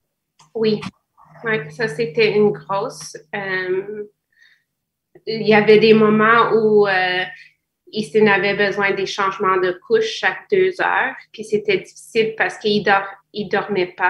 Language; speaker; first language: French; non-native, fluent; English